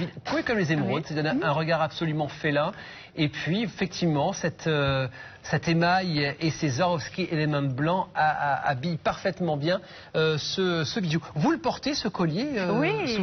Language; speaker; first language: French; native; French